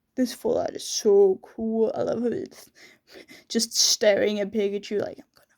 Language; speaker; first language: English; non-native, fluent; Danish